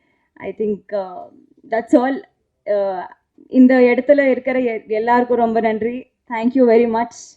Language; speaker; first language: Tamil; non-native, learner; Telugu